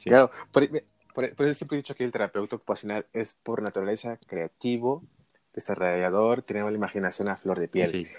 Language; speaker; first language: Spanish; native; Spanish